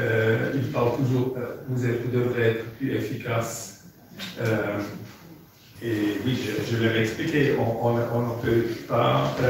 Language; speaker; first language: French; non-native, fluent; German